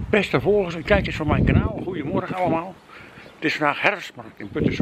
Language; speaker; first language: Dutch; native; Dutch